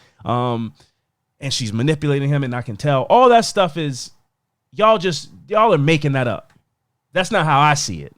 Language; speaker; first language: English; native; English